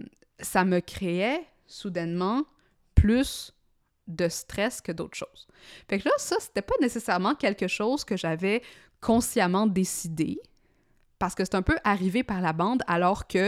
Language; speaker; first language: French; native; French